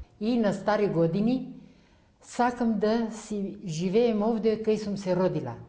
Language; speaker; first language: Macedonian; early bilingual, heritage; Macedonian